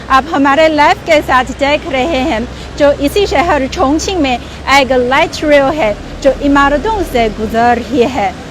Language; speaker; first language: Urdu; non-native, fluent; Chinese